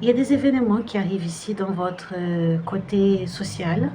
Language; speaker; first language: French; non-native, fluent; Portuguese